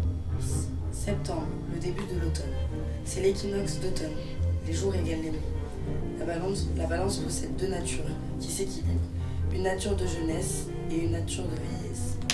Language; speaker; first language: French; native; French